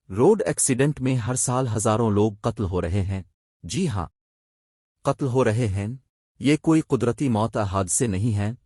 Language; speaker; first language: Urdu; non-native, local second language; Baluchi